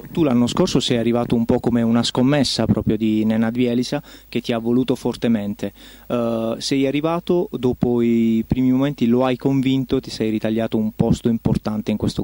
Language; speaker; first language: Italian; native; Italian